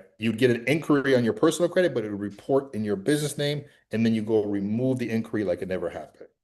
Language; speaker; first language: English; native; English